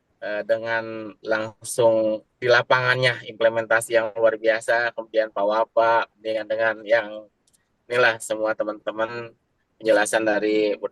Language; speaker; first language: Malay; non-native, local second language; Sundanese